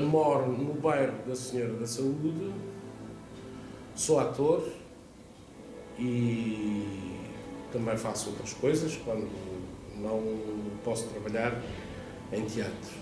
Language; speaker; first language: Portuguese; non-native, fluent; Italian